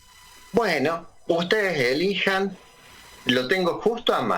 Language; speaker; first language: Spanish; native; Spanish